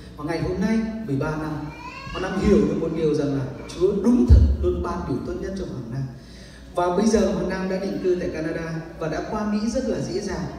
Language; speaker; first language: Vietnamese; native; Vietnamese